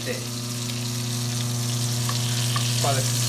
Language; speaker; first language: Italian; non-native, learner; English